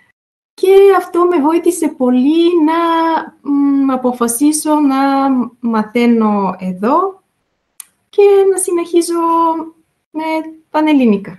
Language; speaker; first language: Greek; non-native, fluent; Bulgarian